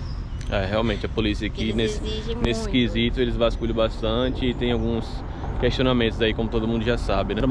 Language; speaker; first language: Portuguese; native; Portuguese